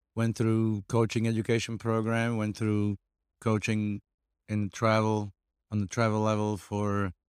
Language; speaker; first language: English; non-native, fluent; Slovak